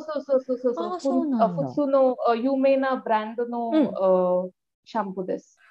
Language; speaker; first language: Japanese; non-native, learner; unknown